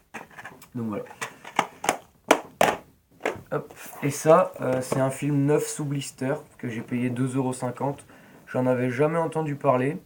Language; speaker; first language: French; native; French